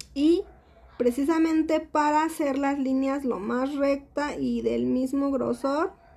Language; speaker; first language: Spanish; native; Spanish